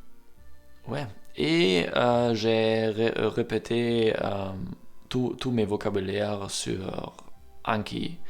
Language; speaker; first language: French; non-native, learner; German